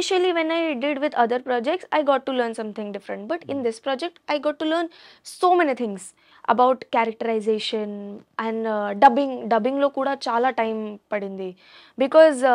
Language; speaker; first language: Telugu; non-native, learner; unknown